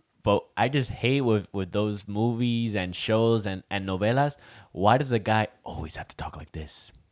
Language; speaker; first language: English; early bilingual, other home language; Spanish